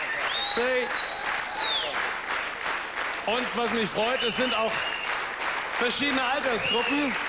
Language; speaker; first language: German; native; German